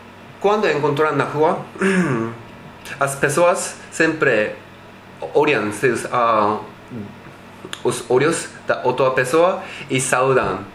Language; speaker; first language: Portuguese; non-native, learner; Japanese